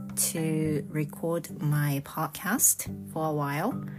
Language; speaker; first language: English; non-native, fluent; Japanese